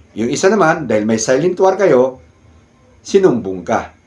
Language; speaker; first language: Filipino; non-native, local second language; Cebuano